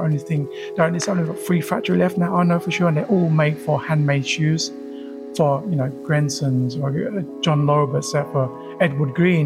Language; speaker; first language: English; early bilingual, other home language; Vietnamese